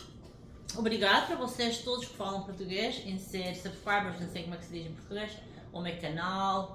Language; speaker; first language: Portuguese; early bilingual, heritage; English